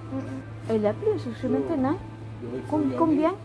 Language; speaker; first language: French; non-native, learner; Cebuano